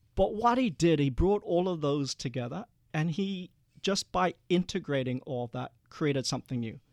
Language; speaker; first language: English; early bilingual, other home language; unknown